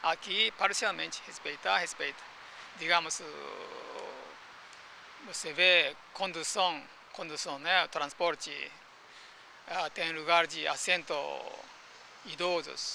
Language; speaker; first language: Portuguese; non-native, fluent; Japanese